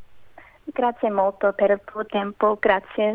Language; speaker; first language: Italian; non-native, learner; Macedonian